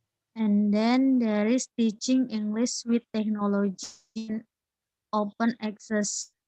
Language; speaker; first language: English; non-native, learner; Indonesian